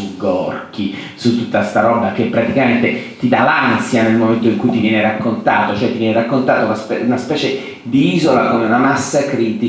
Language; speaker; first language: Italian; native; Italian